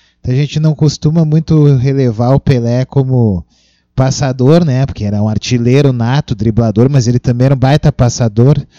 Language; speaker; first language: Portuguese; non-native, local second language; Upper Guinea Crioulo